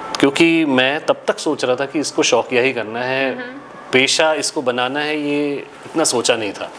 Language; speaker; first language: Hindi; native; Hindi